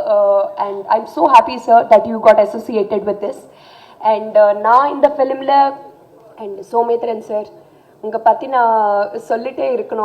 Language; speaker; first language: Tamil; non-native, fluent; Telugu